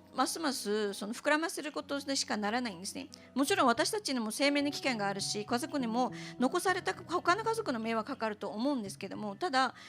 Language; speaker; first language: Japanese; non-native, fluent; Uyghur